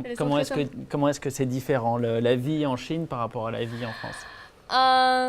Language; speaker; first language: French; native; French